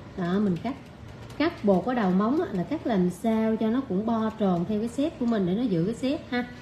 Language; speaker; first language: Vietnamese; native; Vietnamese